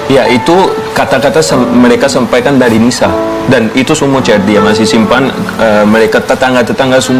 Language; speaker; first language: Indonesian; non-native, fluent; Hindi